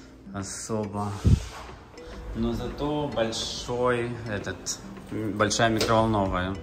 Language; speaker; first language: Russian; native; Russian